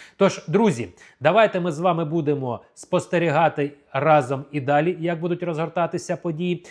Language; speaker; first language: Ukrainian; native; Ukrainian